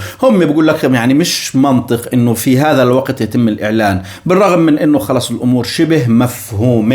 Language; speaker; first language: Arabic; native; Arabic